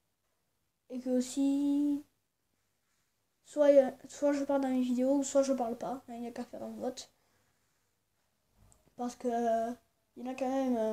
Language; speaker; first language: French; native; French